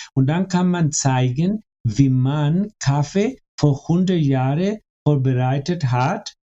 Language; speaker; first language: German; non-native, fluent; Spanish